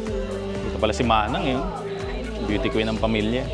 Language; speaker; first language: Filipino; native; Filipino